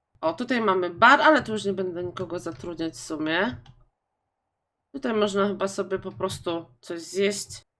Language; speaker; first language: Polish; native; Polish